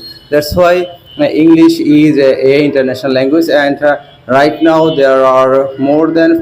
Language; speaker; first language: English; non-native, learner; Bangla